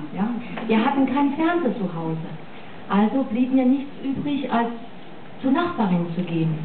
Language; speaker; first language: German; non-native, fluent; English